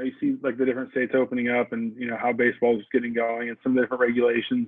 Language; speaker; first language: English; native; English